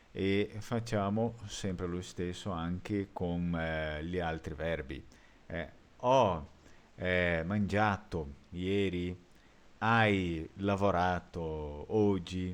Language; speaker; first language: Italian; non-native, fluent; Portuguese